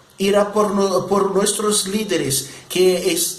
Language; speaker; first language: Spanish; non-native, fluent; Portuguese